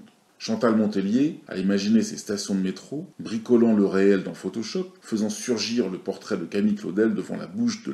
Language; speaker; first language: French; native; French